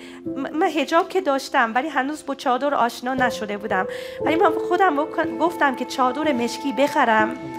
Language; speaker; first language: Persian; non-native, fluent; Japanese